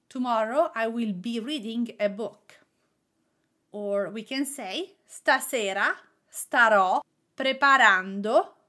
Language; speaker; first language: English; non-native, fluent; Italian